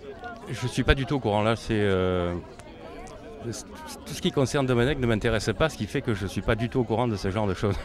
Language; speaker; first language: French; native; French